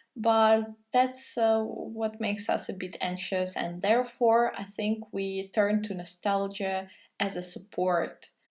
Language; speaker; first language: English; non-native, fluent; Russian